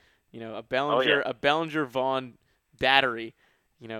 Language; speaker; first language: English; native; English